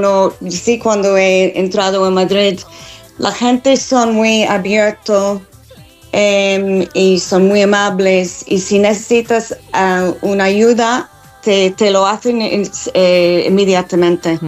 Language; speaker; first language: Spanish; non-native, fluent; English